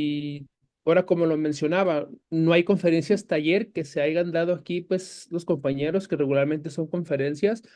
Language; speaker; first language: Spanish; native; Spanish